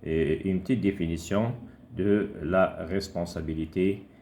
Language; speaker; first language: French; non-native, local second language; Arabic